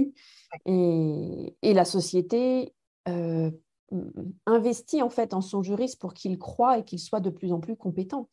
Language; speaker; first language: French; native; French